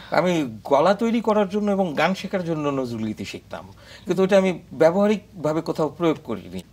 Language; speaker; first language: Bangla; native; Bangla